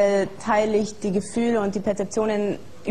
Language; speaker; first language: German; non-native, fluent; Hebrew